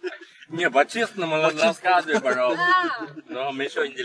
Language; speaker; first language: Russian; non-native, learner; Chinese